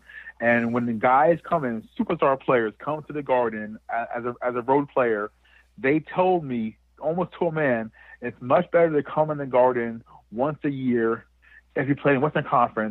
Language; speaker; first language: English; native; English